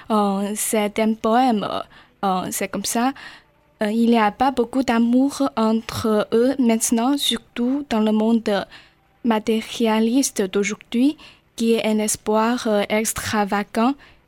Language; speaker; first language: French; non-native, learner; Chinese